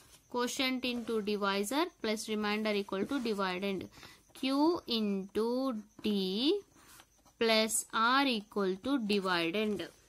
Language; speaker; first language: English; non-native, local second language; Telugu